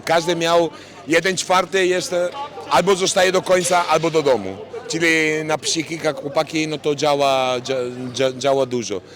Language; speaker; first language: Polish; non-native, fluent; Italian